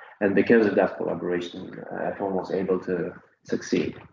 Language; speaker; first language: English; non-native, fluent; Polish